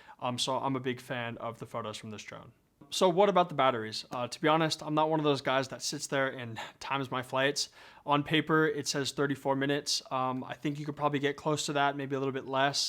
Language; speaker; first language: English; native; English